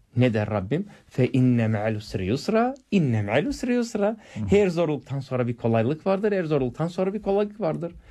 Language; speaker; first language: Turkish; non-native, fluent; English